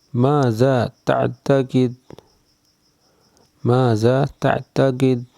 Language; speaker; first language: Arabic; non-native, fluent; Urdu